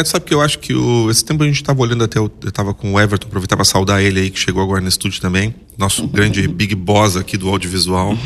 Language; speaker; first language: Portuguese; native; Portuguese